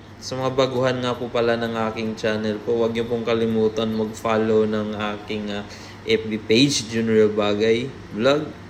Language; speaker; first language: Filipino; non-native, local second language; Cebuano